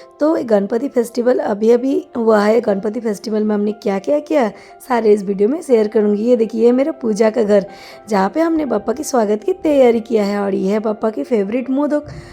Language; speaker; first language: Hindi; non-native, local second language; Bangla